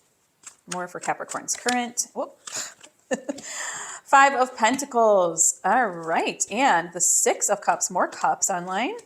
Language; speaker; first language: English; native; English